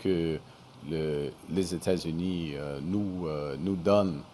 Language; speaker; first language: French; non-native, fluent; English